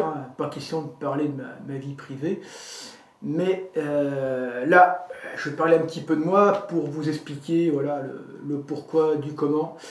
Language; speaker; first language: French; native; French